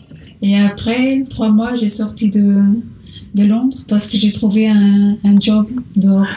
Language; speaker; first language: French; non-native, learner; Portuguese